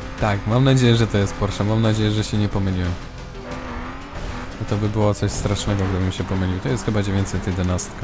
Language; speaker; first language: Polish; native; Polish